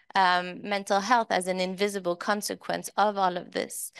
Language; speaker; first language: English; early bilingual, other home language; Persian